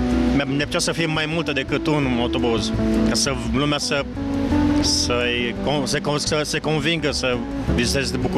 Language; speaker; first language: Romanian; non-native, learner; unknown